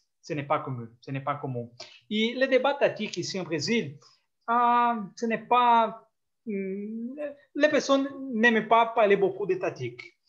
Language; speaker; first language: French; non-native, fluent; Portuguese